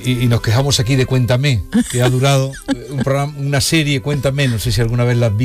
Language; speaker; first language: Spanish; native; Spanish